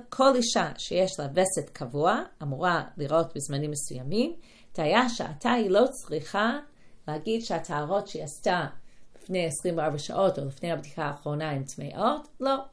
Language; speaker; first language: Hebrew; non-native, fluent; English